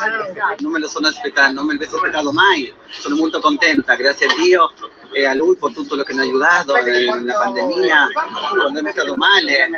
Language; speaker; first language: Italian; non-native, fluent; Spanish